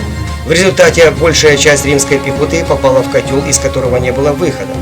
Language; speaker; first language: Russian; native; Russian